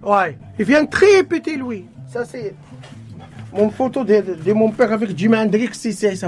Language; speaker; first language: French; non-native, learner; Arabic